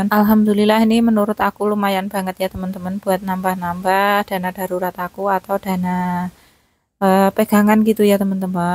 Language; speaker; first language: Indonesian; native; Indonesian